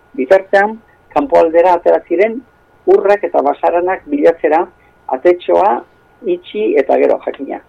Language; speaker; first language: Basque; non-native, local second language; Spanish